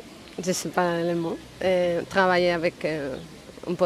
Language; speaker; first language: French; non-native, learner; Spanish